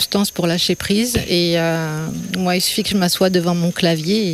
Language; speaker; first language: French; native; French